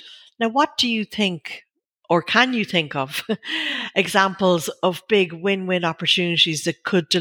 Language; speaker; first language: English; native; English